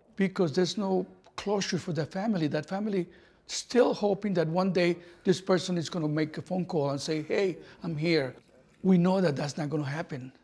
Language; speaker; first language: English; non-native, fluent; Spanish